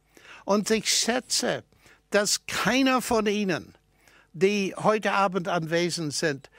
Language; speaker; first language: German; non-native, fluent; English